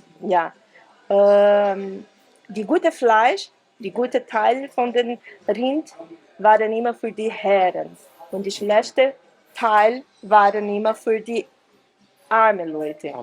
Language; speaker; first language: German; non-native, fluent; Portuguese